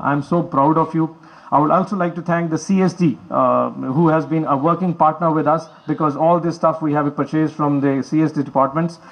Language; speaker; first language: English; non-native, local second language; Urdu